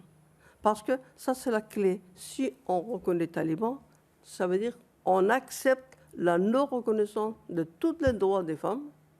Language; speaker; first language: French; non-native, fluent; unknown